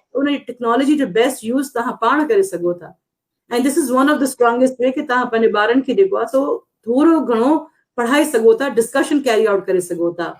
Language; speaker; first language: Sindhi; non-native, local second language; Urdu